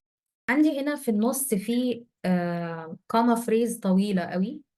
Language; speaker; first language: Arabic; native; Arabic